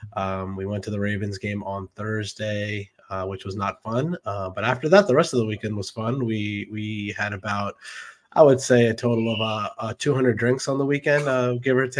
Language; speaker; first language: English; native; English